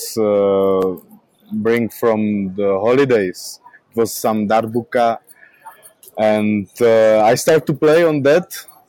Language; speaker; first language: English; non-native, learner; Czech